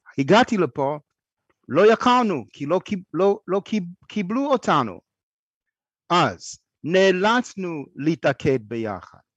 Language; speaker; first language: Hebrew; non-native, fluent; English